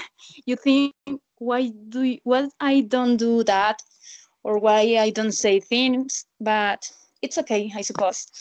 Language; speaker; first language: English; non-native, learner; Spanish